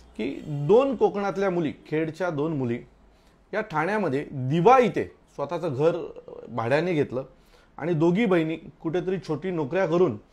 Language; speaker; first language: Marathi; native; Marathi